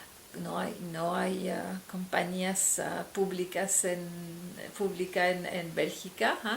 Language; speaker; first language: Spanish; non-native, fluent; French